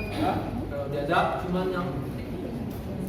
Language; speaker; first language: Indonesian; non-native, learner; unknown